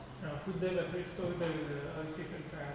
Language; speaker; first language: Arabic; native; Arabic